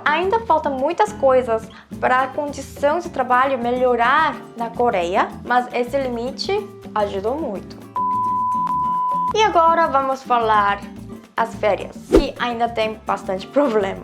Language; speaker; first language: Portuguese; non-native, fluent; Korean